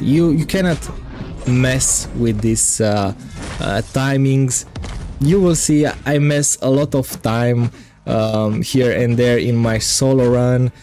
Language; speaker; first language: English; non-native, fluent; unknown